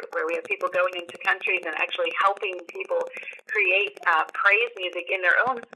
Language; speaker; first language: English; native; English